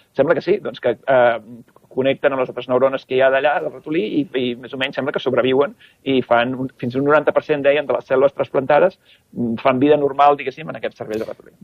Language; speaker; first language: Catalan; native; Catalan